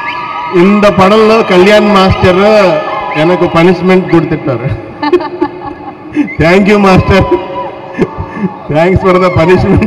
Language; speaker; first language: Tamil; non-native, learner; Telugu